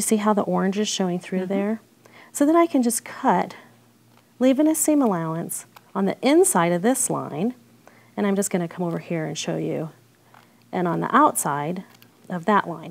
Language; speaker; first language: English; native; English